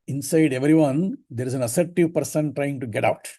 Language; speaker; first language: English; non-native, local second language; Kannada